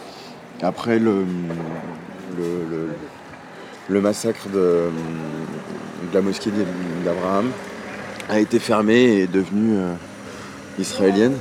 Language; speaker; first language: French; native; French